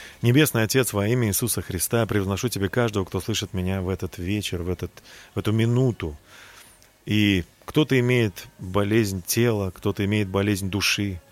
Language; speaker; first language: Russian; native; Russian